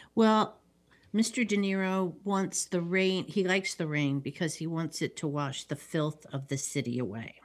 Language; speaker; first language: English; native; English